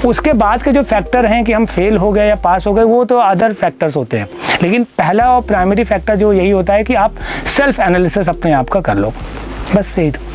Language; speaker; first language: Hindi; native; Hindi